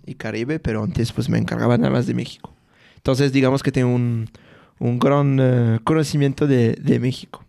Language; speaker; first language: Spanish; non-native, fluent; French